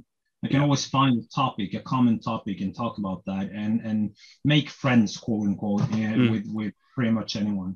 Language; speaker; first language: English; non-native, fluent; Norwegian